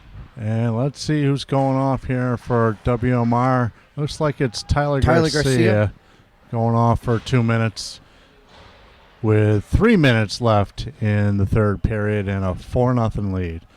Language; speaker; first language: English; native; English